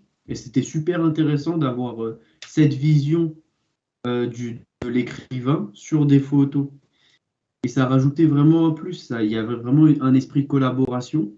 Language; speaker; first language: French; native; French